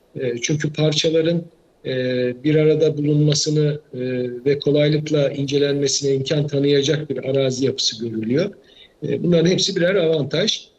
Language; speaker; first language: Turkish; native; Turkish